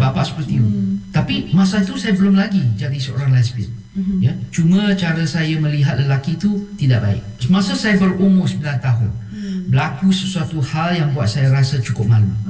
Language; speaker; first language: Malay; non-native, local second language; Chinese